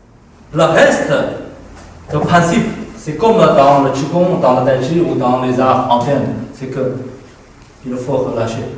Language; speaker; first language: French; non-native, fluent; Chinese